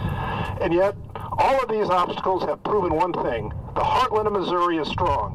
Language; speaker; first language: English; native; English